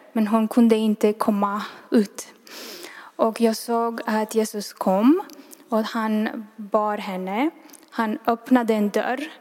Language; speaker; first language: Swedish; non-native, fluent; Romanian